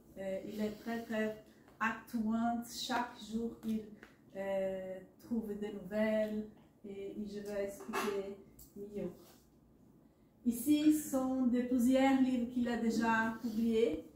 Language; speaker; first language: French; non-native, learner; Portuguese